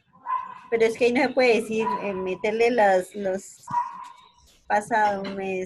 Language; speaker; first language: Spanish; native; Spanish